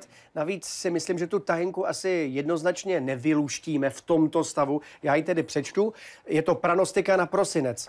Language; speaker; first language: Czech; native; Czech